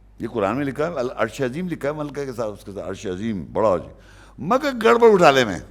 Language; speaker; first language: Urdu; native; Urdu